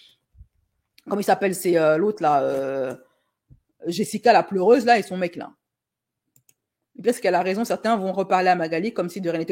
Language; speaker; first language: French; native; French